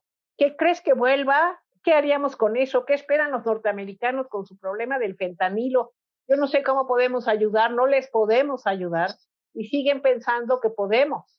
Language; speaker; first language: Spanish; native; Spanish